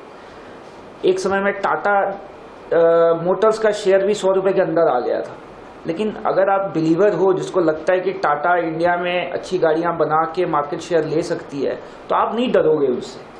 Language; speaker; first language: Hindi; native; Hindi